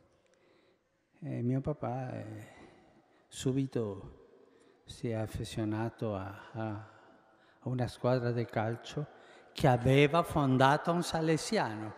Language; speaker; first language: Italian; early bilingual, heritage; Spanish